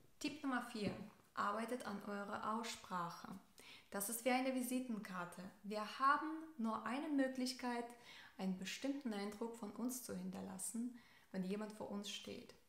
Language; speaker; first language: German; non-native, fluent; Russian